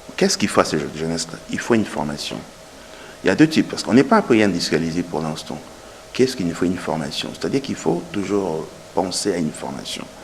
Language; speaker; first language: French; non-native, local second language; Lingala